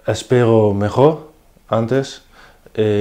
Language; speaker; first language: Spanish; non-native, learner; Dutch